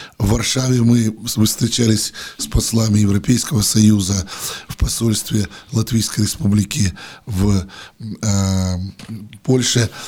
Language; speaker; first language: Russian; native; Russian